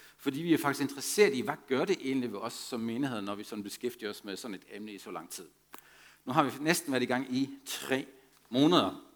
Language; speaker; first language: Danish; non-native, fluent; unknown